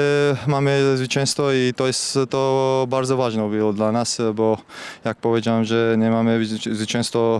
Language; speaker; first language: Polish; non-native, fluent; Georgian